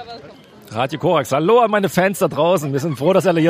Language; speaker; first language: German; native; German